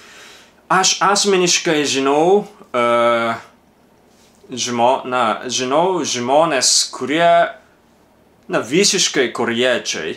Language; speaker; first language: Lithuanian; non-native, fluent; Japanese